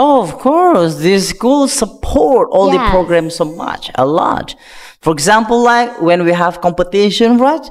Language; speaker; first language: English; non-native, fluent; Indonesian